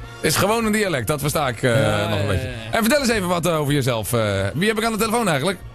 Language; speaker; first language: Dutch; native; Dutch